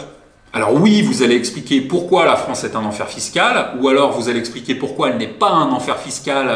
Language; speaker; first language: French; native; French